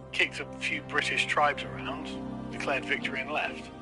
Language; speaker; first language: English; native; English